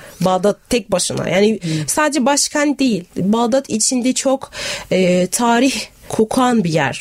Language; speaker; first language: Turkish; non-native, fluent; Arabic